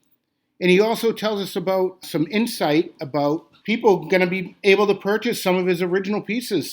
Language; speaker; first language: English; native; English